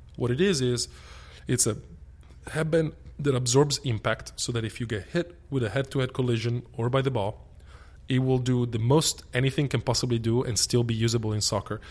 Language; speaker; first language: English; early bilingual, other home language; Italian